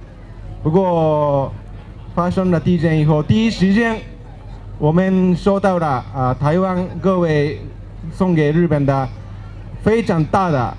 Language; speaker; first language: Chinese; non-native, fluent; Japanese